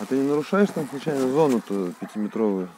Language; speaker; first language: Russian; native; Russian